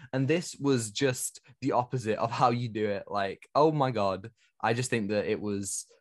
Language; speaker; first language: English; native; English